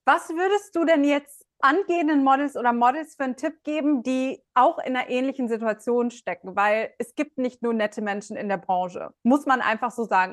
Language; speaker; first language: German; native; German